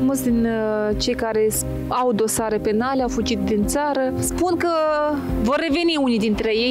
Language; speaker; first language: Romanian; native; Romanian